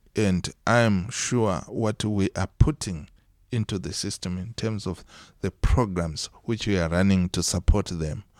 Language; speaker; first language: English; non-native, local second language; Shona